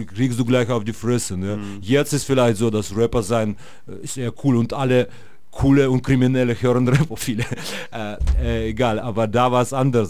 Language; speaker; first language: German; non-native, fluent; Russian